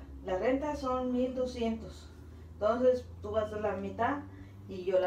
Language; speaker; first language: Spanish; native; Spanish